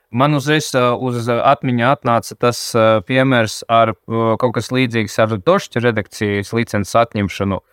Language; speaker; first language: Latvian; non-native, local second language; Russian